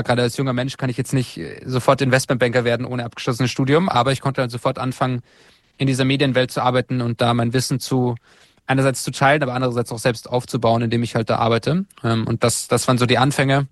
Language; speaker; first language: German; native; German